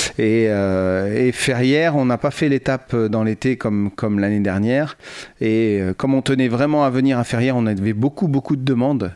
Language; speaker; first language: French; native; French